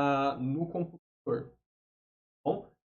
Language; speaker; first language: Portuguese; native; Portuguese